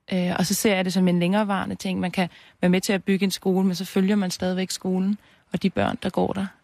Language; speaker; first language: Danish; native; Danish